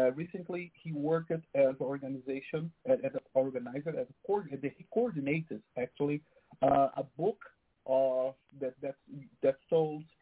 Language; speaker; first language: English; non-native, fluent; Portuguese